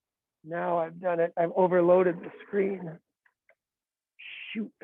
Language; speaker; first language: English; native; English